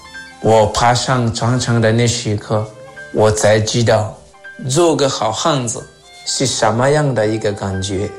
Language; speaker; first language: Chinese; non-native, fluent; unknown